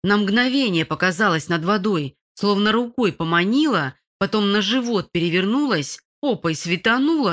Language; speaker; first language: Russian; native; Russian